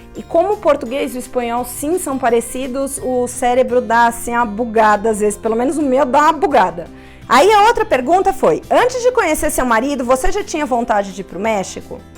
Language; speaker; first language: Portuguese; native; Portuguese